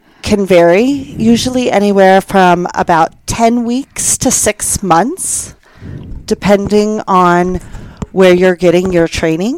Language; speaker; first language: English; native; English